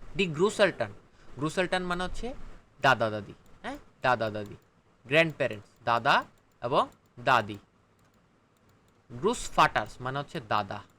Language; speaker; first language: Bangla; native; Bangla